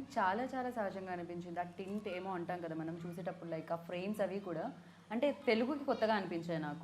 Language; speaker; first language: Telugu; native; Telugu